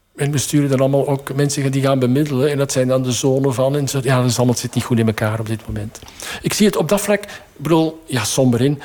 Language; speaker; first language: Dutch; native; Dutch